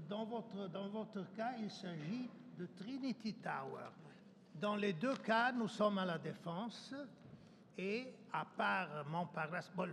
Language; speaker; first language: French; non-native, learner; Italian